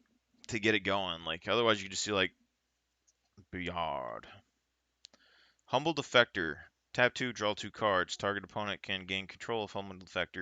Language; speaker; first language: English; native; English